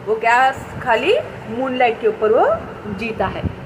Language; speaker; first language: Hindi; non-native, local second language; Marathi